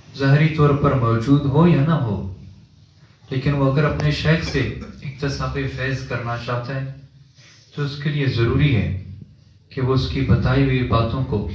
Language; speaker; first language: Hindi; native; Hindi